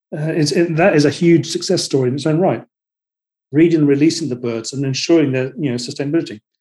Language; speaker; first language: English; native; English